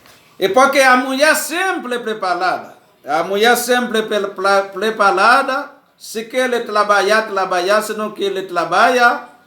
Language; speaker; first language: Portuguese; non-native, learner; Haitian Creole